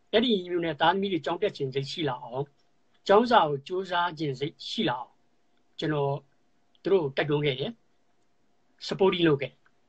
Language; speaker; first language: Burmese; native; Burmese